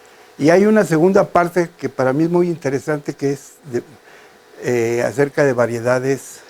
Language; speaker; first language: Spanish; native; Spanish